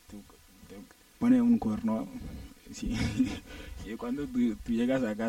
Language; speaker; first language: Spanish; non-native, learner; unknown